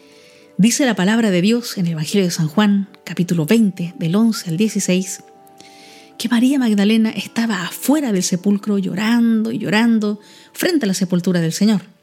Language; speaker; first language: Spanish; native; Spanish